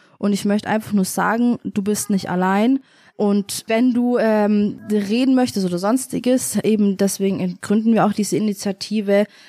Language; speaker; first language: German; early bilingual, other home language; Turkish